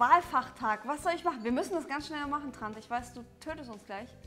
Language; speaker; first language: German; native; German